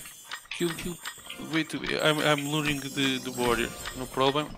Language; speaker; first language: English; non-native, learner; Turkish